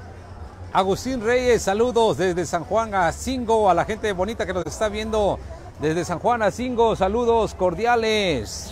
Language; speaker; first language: Spanish; native; Spanish